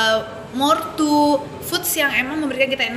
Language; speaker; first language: Indonesian; native; Indonesian